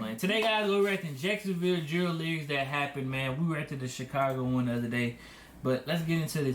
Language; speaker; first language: English; native; English